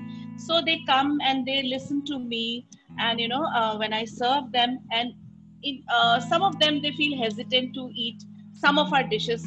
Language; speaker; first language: English; non-native, local second language; Assamese